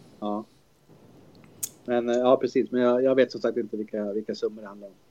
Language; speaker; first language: Swedish; native; Swedish